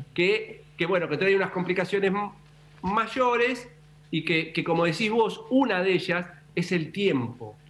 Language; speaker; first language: Spanish; native; Spanish